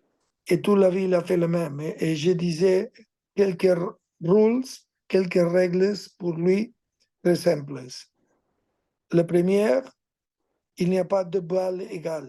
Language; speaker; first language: French; non-native, fluent; Spanish